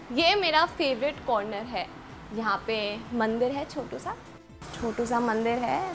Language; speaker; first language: Hindi; early bilingual, heritage; Hindi